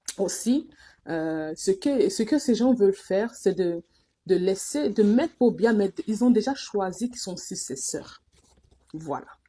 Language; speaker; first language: French; non-native, local second language; Duala